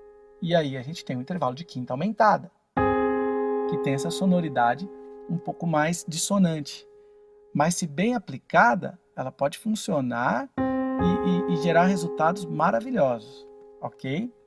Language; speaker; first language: Portuguese; native; Portuguese